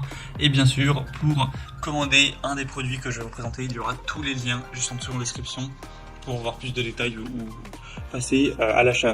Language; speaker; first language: French; native; French